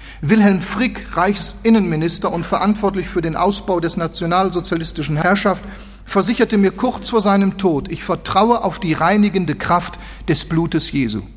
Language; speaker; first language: German; native; German